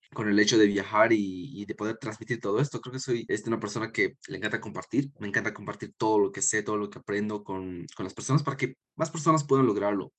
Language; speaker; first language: Spanish; native; Spanish